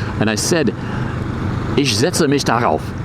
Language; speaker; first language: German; non-native, fluent; English